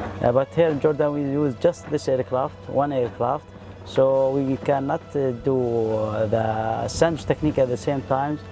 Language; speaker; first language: English; non-native, fluent; Arabic